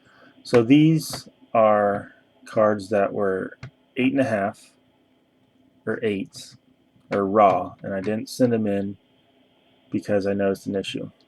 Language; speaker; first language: English; native; English